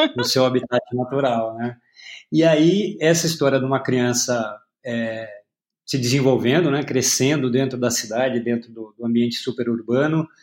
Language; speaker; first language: Portuguese; native; Portuguese